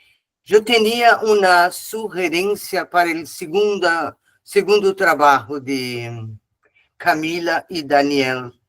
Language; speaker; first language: Spanish; non-native, fluent; Portuguese